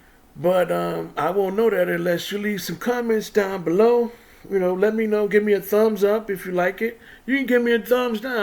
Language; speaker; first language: English; native; English